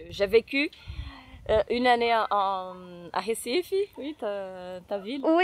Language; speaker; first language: French; non-native, fluent; Portuguese